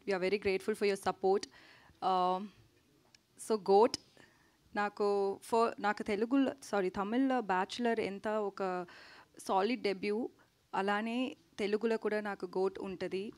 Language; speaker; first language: Telugu; non-native, learner; Tamil